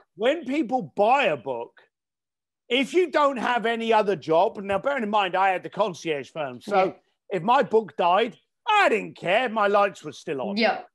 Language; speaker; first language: English; native; English